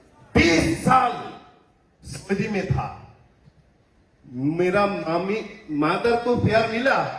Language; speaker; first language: Hindi; non-native, learner; Bangla